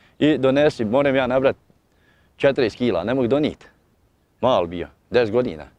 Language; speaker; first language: Bosnian; native; Bosnian